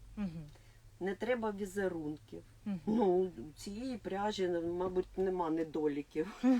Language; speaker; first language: Ukrainian; non-native, local second language; Russian